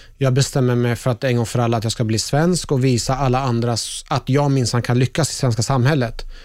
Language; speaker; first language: Swedish; early bilingual, other home language; Persian